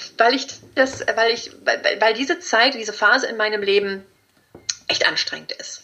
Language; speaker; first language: German; early bilingual, other home language; Spanish